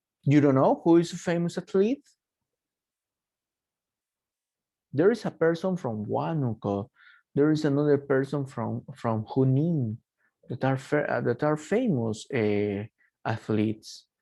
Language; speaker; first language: English; non-native, fluent; Spanish